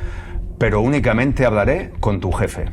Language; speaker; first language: Spanish; native; Spanish